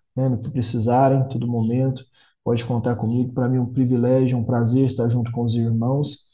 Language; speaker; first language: Portuguese; native; Portuguese